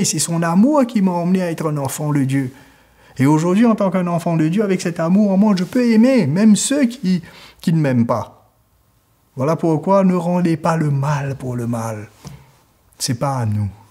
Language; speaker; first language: French; native; French